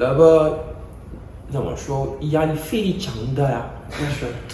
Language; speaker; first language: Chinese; non-native, learner; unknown